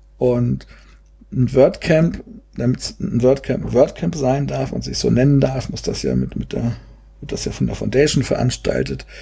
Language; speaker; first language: German; native; German